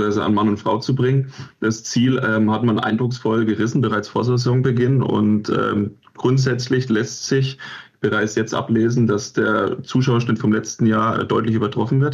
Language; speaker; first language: German; native; German